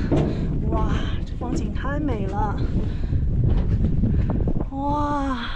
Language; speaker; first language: Chinese; native; Chinese